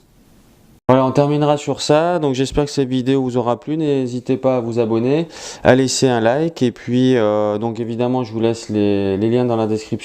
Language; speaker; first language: French; native; French